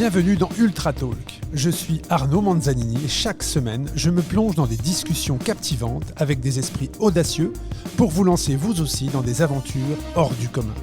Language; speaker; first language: French; native; French